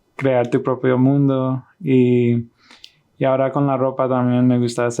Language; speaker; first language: Spanish; early bilingual, other home language; English